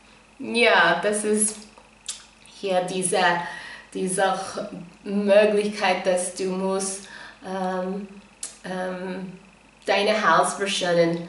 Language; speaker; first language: German; non-native, fluent; English